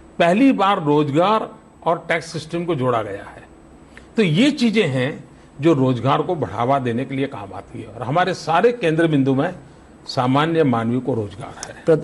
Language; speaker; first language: Hindi; non-native, local second language; Gujarati